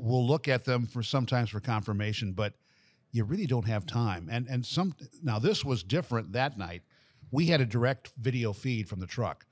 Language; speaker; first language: English; native; English